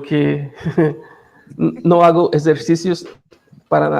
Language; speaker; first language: Spanish; non-native, learner; Portuguese